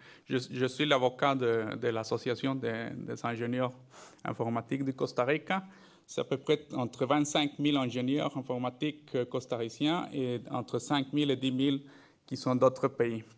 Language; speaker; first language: French; non-native, fluent; Spanish